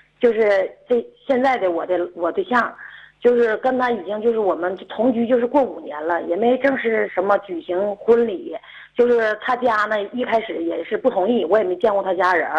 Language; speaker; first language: Chinese; native; Chinese